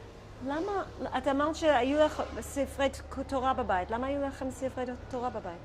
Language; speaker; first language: Hebrew; native; Hebrew